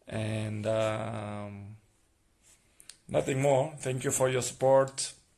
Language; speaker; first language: English; non-native, learner; Portuguese